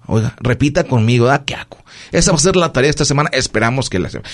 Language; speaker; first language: Spanish; native; Spanish